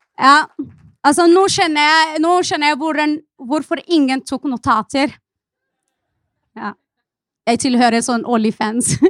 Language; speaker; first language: Norwegian; non-native, fluent; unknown